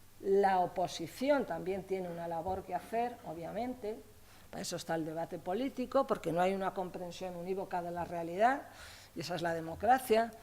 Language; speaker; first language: Spanish; native; Spanish